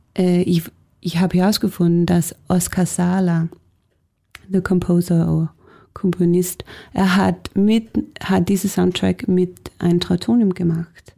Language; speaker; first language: German; non-native, fluent; Danish